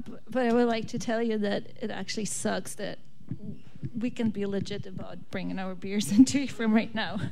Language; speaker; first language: English; non-native, fluent; Polish